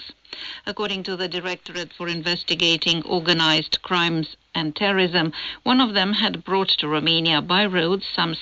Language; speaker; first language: English; non-native, fluent; Romanian